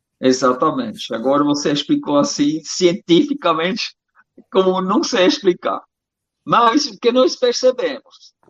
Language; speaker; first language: Portuguese; non-native, fluent; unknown